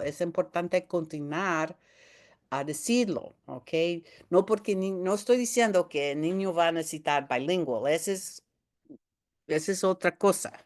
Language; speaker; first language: Spanish; early bilingual, heritage; Spanish